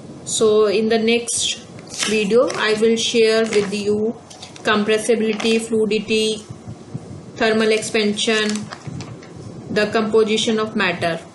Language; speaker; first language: English; non-native, local second language; Hindi